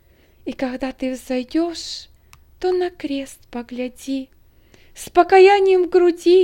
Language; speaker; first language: Russian; native; Russian